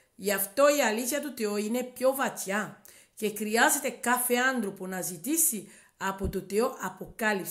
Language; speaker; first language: Greek; non-native, learner; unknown